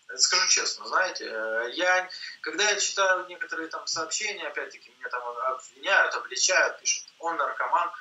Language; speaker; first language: Russian; native; Russian